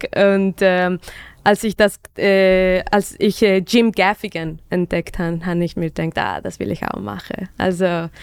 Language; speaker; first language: German; non-native, fluent; Spanish